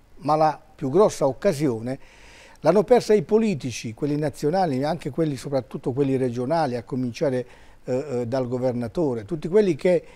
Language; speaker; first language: Italian; native; Italian